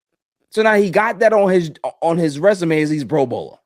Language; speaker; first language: English; native; English